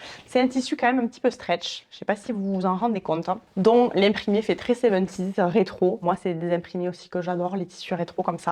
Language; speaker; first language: French; native; French